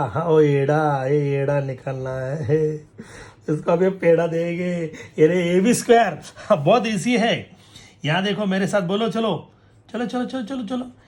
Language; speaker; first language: Hindi; non-native, local second language; Marathi